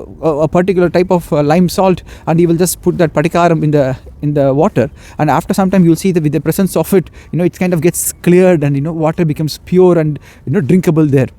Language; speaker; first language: English; non-native, local second language; Tamil